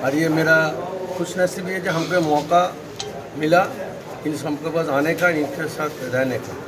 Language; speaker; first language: Hindi; non-native, local second language; Bangla